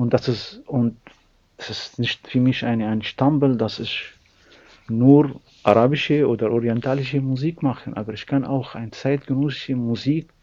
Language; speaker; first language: German; non-native, learner; Arabic